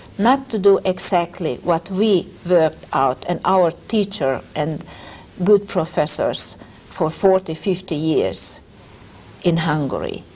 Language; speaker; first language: English; non-native, fluent; Hungarian